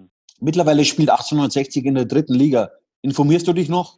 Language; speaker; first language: German; native; German